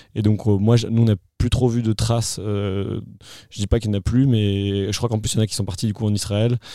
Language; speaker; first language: French; native; French